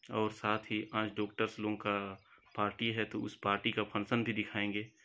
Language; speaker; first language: Hindi; native; Hindi